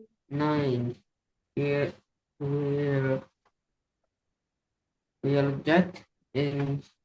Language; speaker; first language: German; non-native, learner; Indonesian